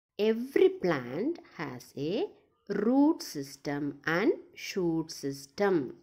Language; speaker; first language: English; non-native, local second language; Tamil